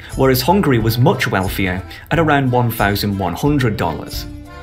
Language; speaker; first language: English; native; English